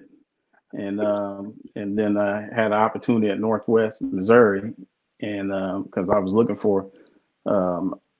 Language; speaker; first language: English; native; English